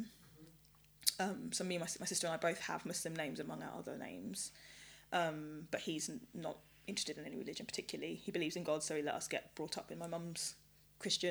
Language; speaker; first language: English; early bilingual, other home language; Yoruba